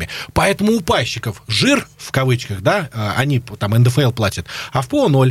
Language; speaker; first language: Russian; native; Russian